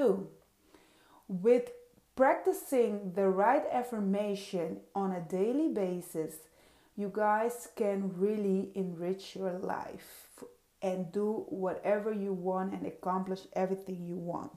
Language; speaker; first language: English; non-native, fluent; Dutch